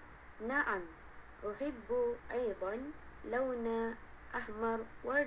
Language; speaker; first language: Arabic; non-native, learner; Malay